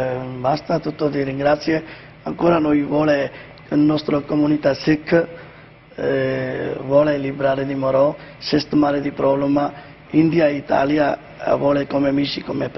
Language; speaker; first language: Italian; non-native, learner; Punjabi